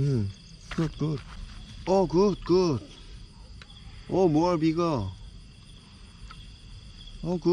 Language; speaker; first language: English; non-native, learner; Korean